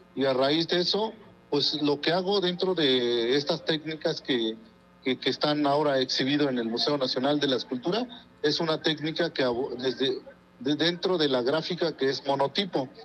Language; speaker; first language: Spanish; non-native, local second language; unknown